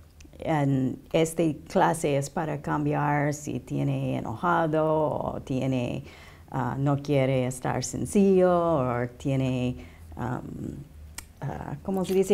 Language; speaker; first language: Spanish; non-native, learner; English